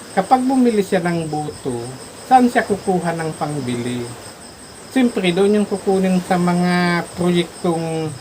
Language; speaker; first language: Filipino; non-native, local second language; Bikol